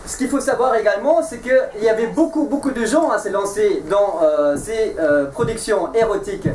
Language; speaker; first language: French; native; French